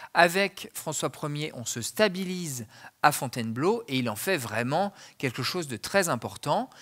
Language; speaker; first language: French; native; French